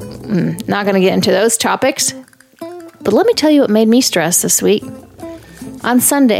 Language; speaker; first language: English; native; English